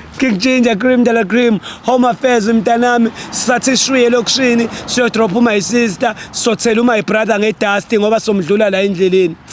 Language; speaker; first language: Zulu; native; Zulu